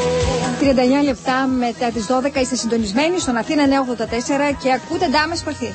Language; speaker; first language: Greek; native; Greek